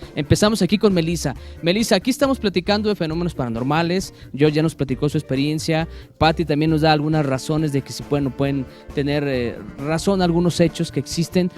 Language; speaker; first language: Spanish; native; Spanish